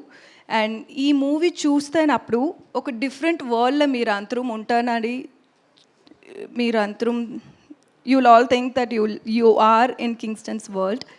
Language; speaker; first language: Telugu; non-native, learner; Tamil